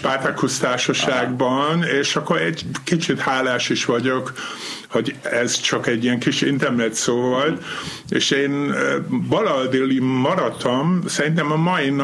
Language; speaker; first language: Hungarian; non-native, fluent; German